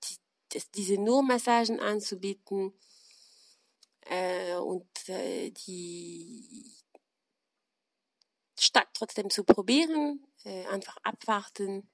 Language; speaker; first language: German; non-native, fluent; French